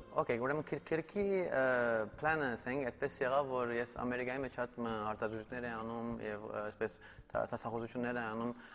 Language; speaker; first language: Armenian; early bilingual, heritage; Armenian